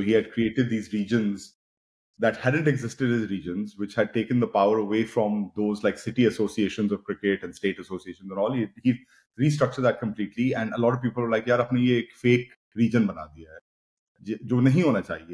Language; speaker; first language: English; non-native, local second language; Hindi